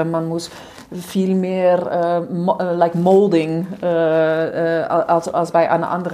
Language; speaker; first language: German; non-native, fluent; Dutch